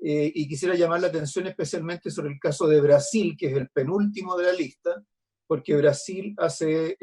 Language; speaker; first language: Spanish; native; Spanish